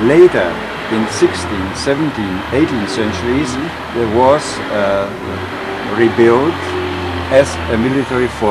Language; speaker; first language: English; non-native, fluent; Czech